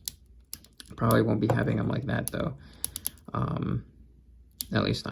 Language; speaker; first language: English; native; English